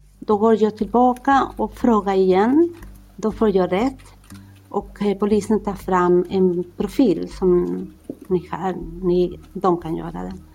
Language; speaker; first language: Swedish; non-native, fluent; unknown